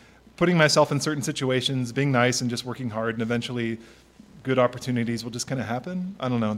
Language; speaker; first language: English; native; English